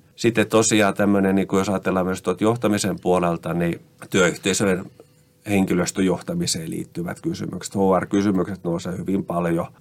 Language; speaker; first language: Finnish; native; Finnish